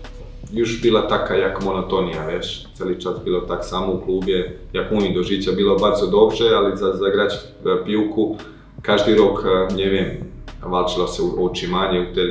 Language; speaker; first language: Polish; non-native, learner; Croatian